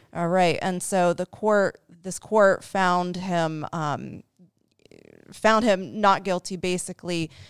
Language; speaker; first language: English; native; English